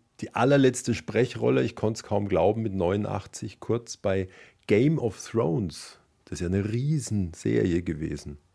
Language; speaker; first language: German; native; German